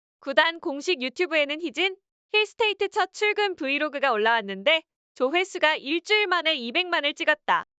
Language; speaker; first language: Korean; native; Korean